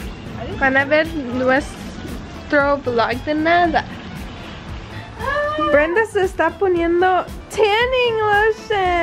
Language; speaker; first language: Spanish; early bilingual, heritage; Spanish